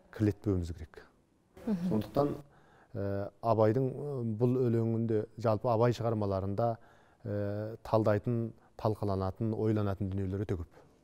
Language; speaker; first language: Kazakh; native; Kazakh